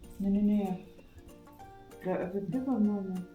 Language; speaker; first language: Russian; non-native, learner; German